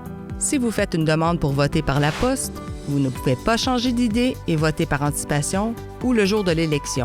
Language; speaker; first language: French; native; French